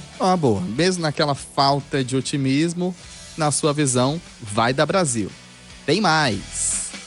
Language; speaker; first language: Portuguese; native; Portuguese